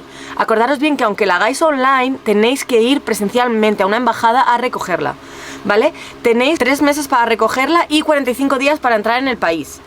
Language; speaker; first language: Spanish; native; Spanish